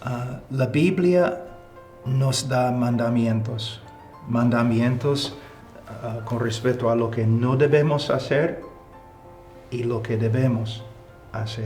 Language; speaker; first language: Spanish; non-native, fluent; English